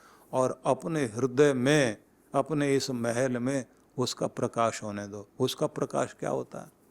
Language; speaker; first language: Hindi; native; Hindi